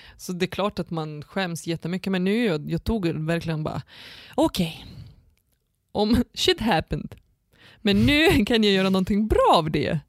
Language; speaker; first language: Swedish; non-native, fluent; Lithuanian